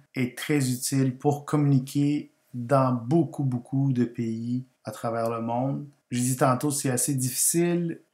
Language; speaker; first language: French; non-native, fluent; Spanish